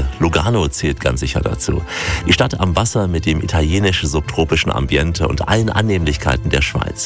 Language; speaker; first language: German; native; German